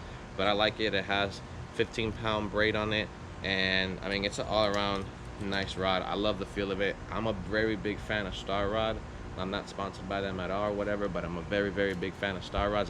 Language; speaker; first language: English; native; English